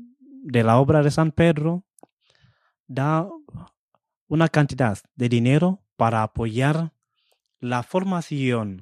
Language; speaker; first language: Spanish; non-native, fluent; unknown